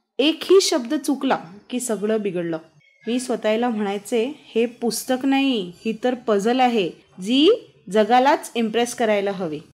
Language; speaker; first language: Marathi; non-native, local second language; Hindi